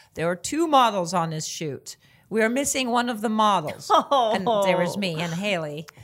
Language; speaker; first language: English; non-native, fluent; Swedish